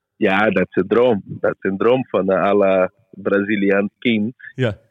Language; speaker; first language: Dutch; non-native, learner; Portuguese